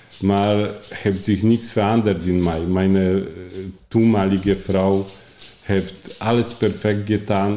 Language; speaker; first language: German; non-native, learner; Polish